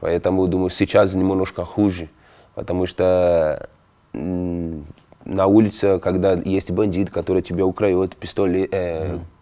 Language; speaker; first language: Russian; non-native, fluent; Portuguese